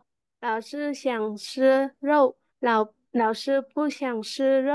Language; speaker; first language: Chinese; non-native, learner; Burmese